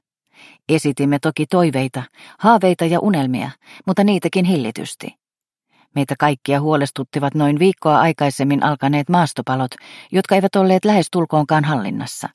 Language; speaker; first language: Finnish; native; Finnish